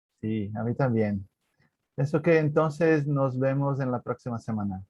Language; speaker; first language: Spanish; non-native, fluent; Portuguese